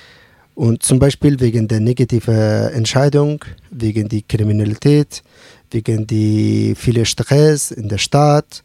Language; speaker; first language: German; non-native, learner; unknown